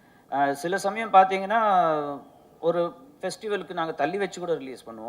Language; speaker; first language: Tamil; native; Tamil